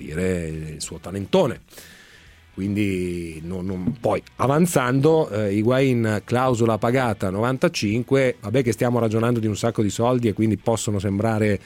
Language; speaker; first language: Italian; native; Italian